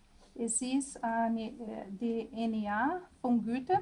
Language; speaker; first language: German; non-native, learner; Portuguese